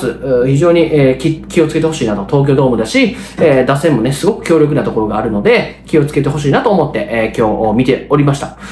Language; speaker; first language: Japanese; native; Japanese